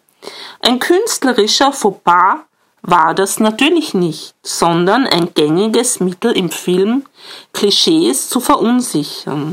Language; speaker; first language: German; native; German